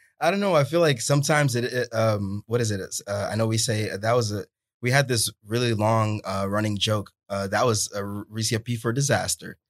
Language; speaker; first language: English; early bilingual, other home language; Spanish